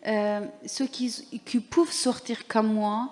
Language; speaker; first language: French; non-native, learner; Persian